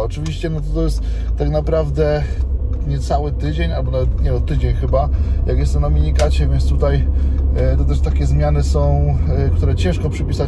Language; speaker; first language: Polish; native; Polish